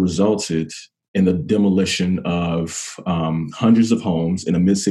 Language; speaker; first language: English; native; English